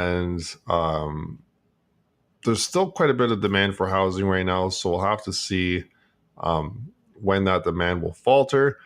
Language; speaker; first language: English; native; English